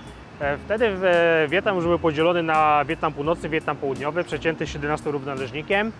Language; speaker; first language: Polish; native; Polish